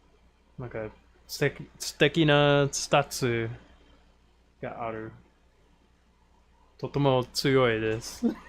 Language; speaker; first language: Japanese; non-native, learner; English